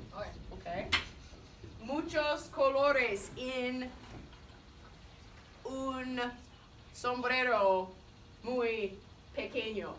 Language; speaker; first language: Spanish; non-native, fluent; English